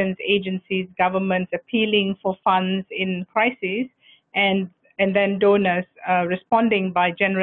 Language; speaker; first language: English; non-native, local second language; Malay